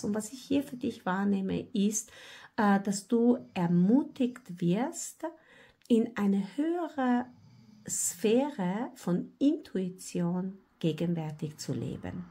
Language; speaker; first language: German; non-native, fluent; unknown